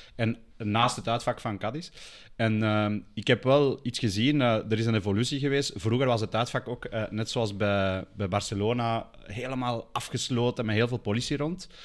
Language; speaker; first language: Dutch; early bilingual, other home language; Spanish